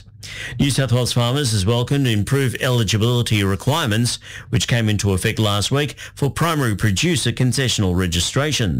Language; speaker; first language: English; native; English